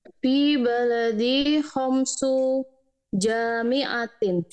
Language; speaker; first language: Arabic; non-native, learner; Indonesian